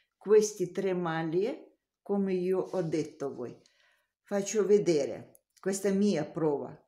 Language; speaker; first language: Italian; non-native, learner; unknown